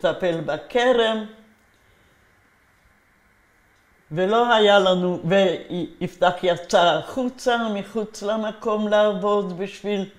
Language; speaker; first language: Hebrew; non-native, fluent; Polish